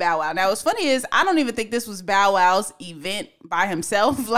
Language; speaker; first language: English; native; English